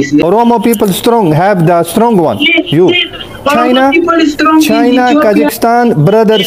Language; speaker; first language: English; non-native, learner; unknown